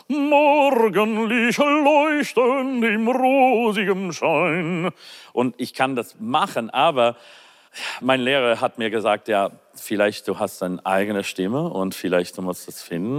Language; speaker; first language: German; non-native, learner; English